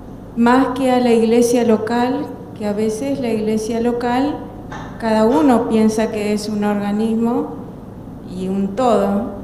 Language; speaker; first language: Spanish; native; Spanish